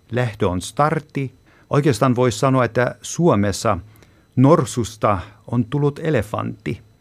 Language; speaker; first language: Finnish; non-native, fluent; German